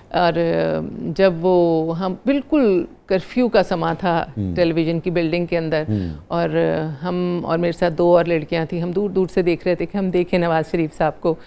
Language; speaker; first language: Urdu; non-native, local second language; Punjabi